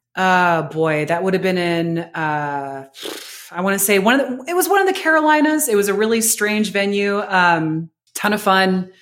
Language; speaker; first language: English; native; English